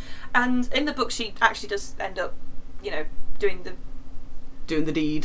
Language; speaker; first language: English; native; English